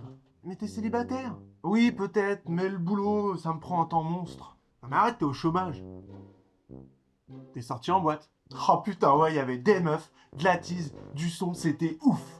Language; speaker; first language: French; native; French